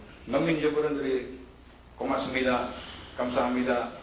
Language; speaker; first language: Korean; non-native, learner; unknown